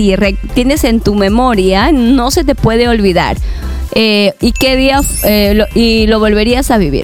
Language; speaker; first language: Spanish; native; Spanish